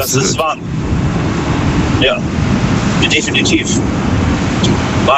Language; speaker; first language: German; native; German